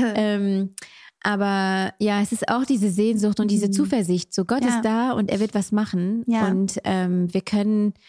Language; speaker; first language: German; non-native, fluent; French